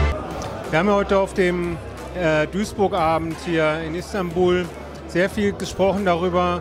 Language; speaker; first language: German; native; German